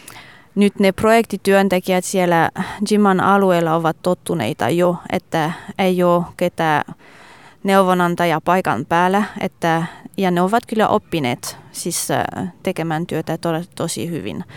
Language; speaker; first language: Finnish; non-native, fluent; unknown